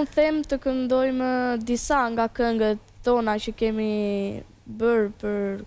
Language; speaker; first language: Albanian; native; Albanian